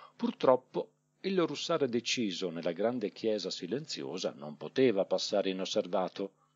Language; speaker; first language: Italian; native; Italian